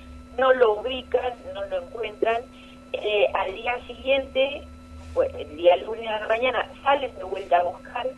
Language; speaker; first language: Spanish; native; Spanish